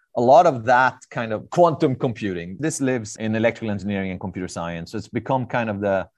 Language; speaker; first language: English; non-native, fluent; Swedish